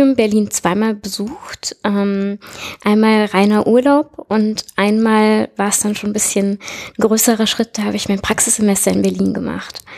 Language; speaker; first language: German; native; German